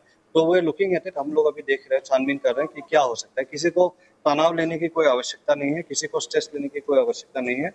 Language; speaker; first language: Hindi; non-native, local second language; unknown